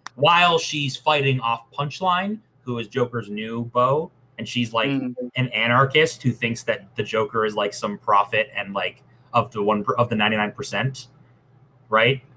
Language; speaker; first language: English; native; English